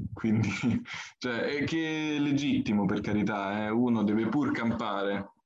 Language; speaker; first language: Italian; early bilingual, other home language; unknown